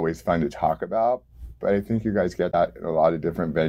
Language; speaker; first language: English; native; English